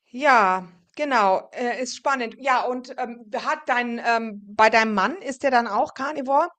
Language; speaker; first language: German; native; German